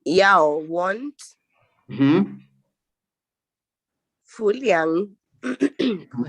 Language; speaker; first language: Chinese; non-native, learner; Swahili